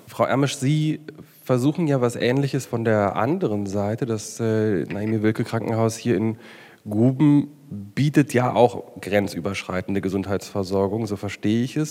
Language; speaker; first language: German; native; German